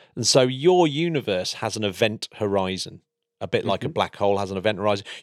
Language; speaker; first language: English; native; English